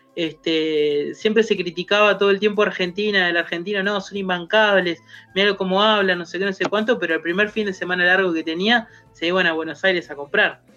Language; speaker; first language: Spanish; native; Spanish